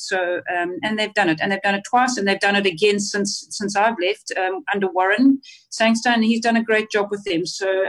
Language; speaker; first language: English; native; English